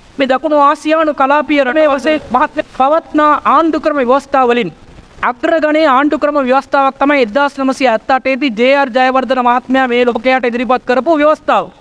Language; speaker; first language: Sinhala; non-native, local second language; Tamil